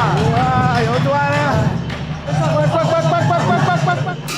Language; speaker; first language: Chinese; native; Chinese